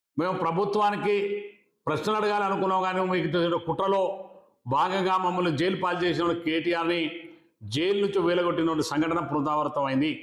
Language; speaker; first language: Telugu; non-native, local second language; Lambadi